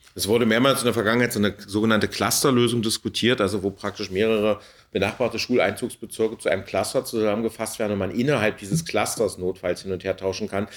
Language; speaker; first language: German; native; German